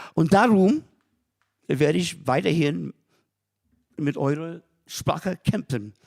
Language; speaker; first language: German; non-native, fluent; English